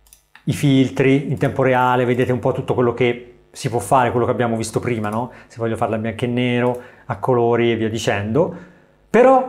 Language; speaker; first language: Italian; native; Italian